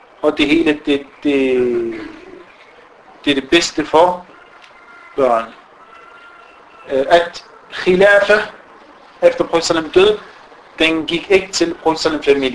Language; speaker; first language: Danish; non-native, fluent; Arabic